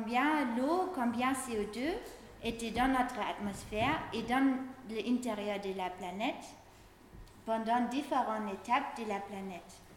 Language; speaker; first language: French; non-native, fluent; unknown